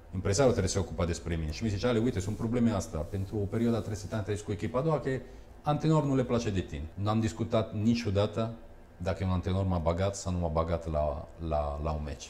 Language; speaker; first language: Romanian; early bilingual, heritage; Romanian